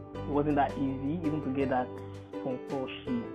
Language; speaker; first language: English; non-native, local second language; Yoruba